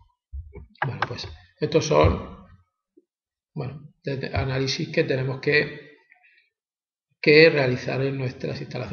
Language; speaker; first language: Spanish; native; Spanish